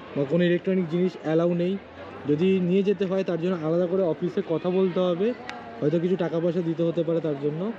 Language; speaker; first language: Bangla; native; Bangla